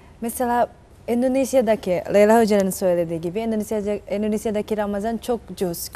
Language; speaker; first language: Turkish; non-native, fluent; Indonesian